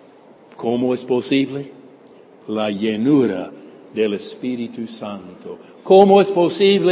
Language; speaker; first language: Spanish; non-native, fluent; English